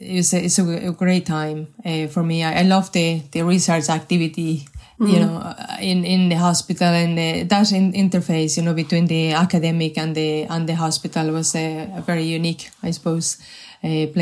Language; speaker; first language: English; non-native, fluent; Spanish